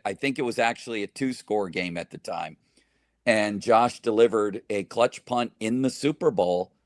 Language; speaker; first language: English; native; English